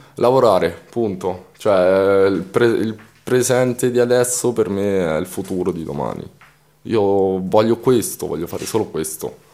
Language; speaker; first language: Italian; early bilingual, other home language; Romanian